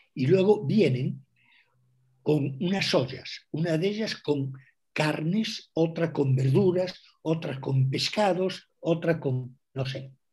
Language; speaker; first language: Spanish; non-native, local second language; Galician